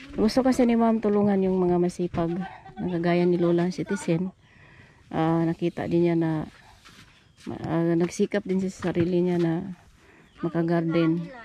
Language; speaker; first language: Filipino; non-native, local second language; Cebuano